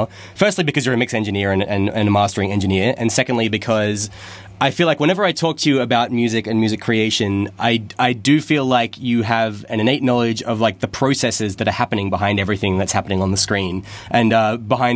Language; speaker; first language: English; native; English